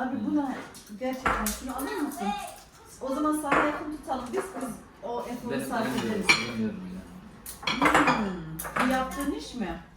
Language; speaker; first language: Turkish; early bilingual, heritage; Turkish